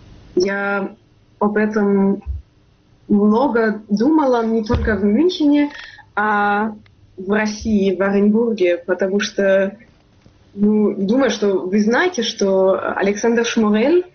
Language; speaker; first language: Russian; non-native, fluent; German